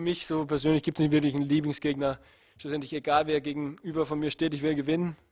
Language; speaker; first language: German; native; German